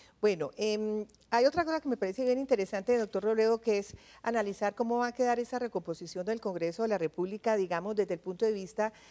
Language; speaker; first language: Spanish; native; Spanish